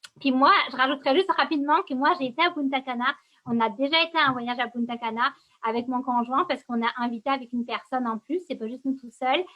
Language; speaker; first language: French; native; French